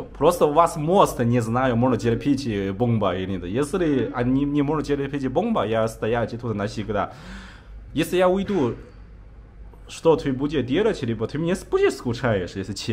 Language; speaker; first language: Russian; non-native, learner; Chinese